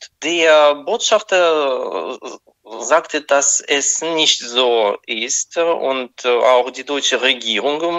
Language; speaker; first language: German; non-native, fluent; Russian